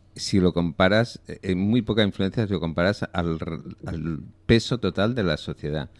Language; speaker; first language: Spanish; non-native, local second language; Catalan